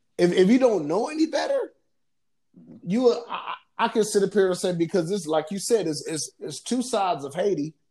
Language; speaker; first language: English; native; English